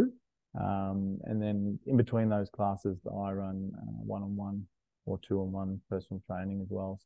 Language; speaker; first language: English; native; English